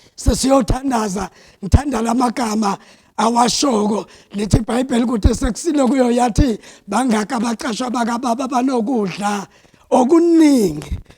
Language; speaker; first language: Zulu; non-native, local second language; South Ndebele